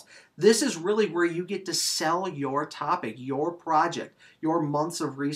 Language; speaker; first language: English; native; English